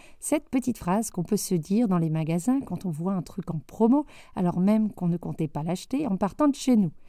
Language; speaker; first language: French; native; French